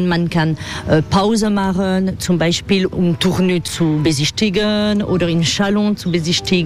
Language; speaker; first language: German; non-native, fluent; French